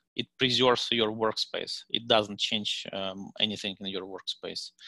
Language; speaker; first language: English; non-native, fluent; Russian